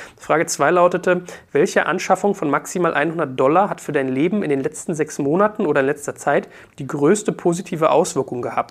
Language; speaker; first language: German; native; German